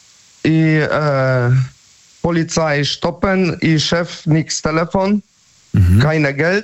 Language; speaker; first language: German; non-native, learner; Polish